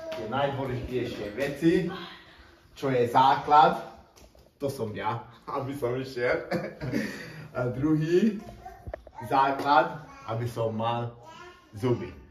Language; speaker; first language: Slovak; non-native, local second language; Hungarian